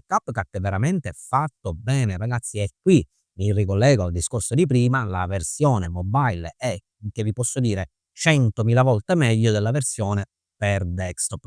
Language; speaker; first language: Italian; native; Italian